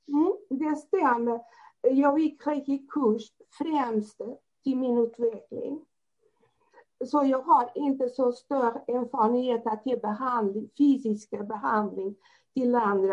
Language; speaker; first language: Swedish; non-native, fluent; Portuguese